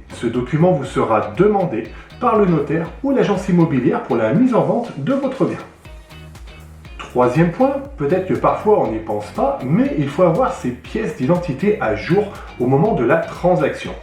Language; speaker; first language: French; native; French